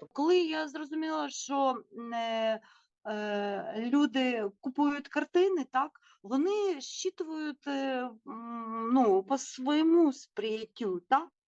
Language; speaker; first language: Ukrainian; non-native, local second language; Russian